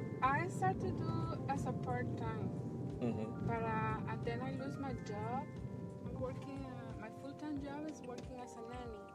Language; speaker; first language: English; non-native, learner; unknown